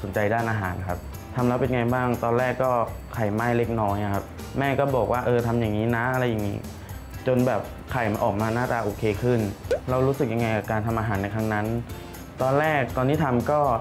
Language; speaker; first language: Thai; native; Thai